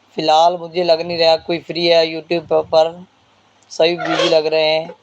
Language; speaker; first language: Hindi; non-native, local second language; Punjabi